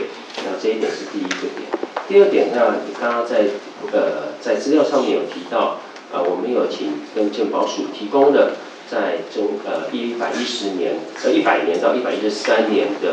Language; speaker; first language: Chinese; native; Chinese